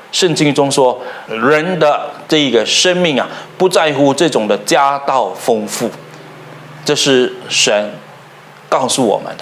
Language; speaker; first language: Chinese; native; Chinese